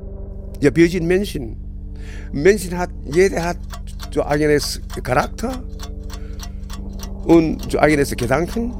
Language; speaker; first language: German; non-native, learner; Korean